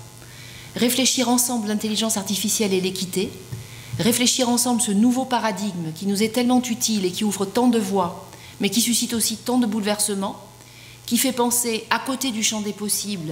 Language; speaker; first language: French; native; French